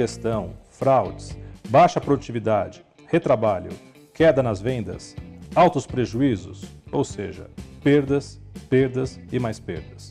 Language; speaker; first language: Portuguese; native; Portuguese